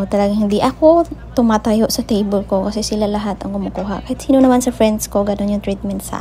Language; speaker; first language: Filipino; native; Filipino